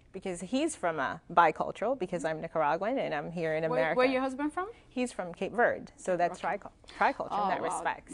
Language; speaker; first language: English; non-native, fluent; Spanish